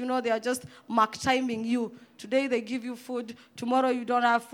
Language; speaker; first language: English; non-native, local second language; Swahili